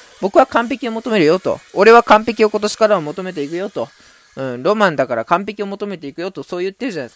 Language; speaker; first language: Japanese; native; Japanese